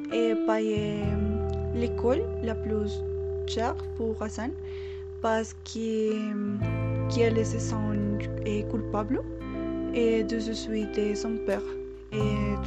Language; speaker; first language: French; non-native, learner; Spanish